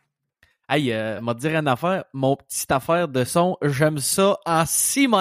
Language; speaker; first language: French; native; French